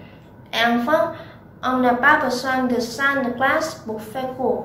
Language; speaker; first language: French; non-native, learner; Vietnamese